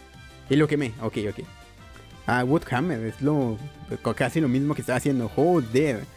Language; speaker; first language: Spanish; native; Spanish